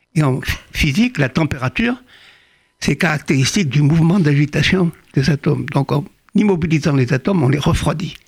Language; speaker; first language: French; native; French